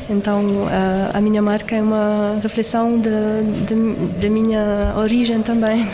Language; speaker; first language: Portuguese; non-native, fluent; Arabic